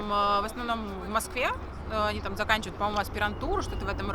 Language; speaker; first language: Russian; native; Russian